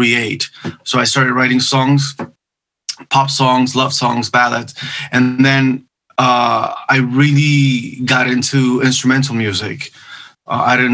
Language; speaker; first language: English; non-native, fluent; Spanish